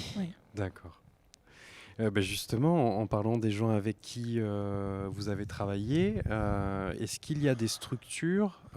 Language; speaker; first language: French; native; French